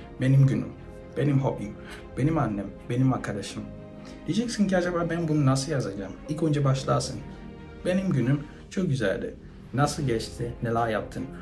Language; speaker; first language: Turkish; non-native, fluent; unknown